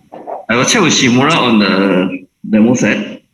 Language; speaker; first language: English; non-native, local second language; Chinese